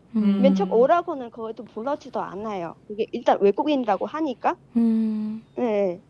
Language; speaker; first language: Korean; non-native, fluent; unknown